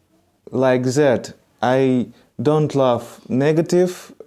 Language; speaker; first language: English; non-native, learner; Russian